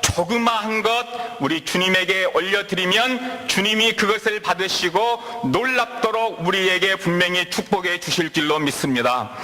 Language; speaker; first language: Korean; native; Korean